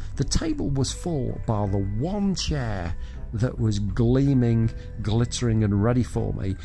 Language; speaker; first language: English; native; English